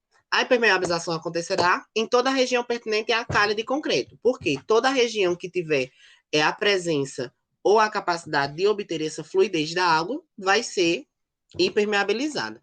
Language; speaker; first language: Portuguese; native; Portuguese